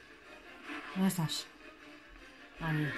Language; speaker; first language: Spanish; native; Spanish